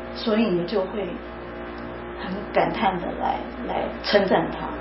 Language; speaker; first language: Chinese; native; Chinese